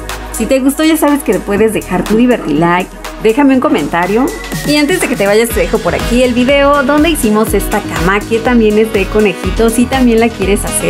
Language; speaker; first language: Spanish; native; Spanish